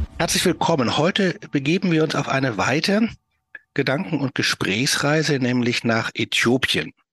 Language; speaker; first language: German; native; German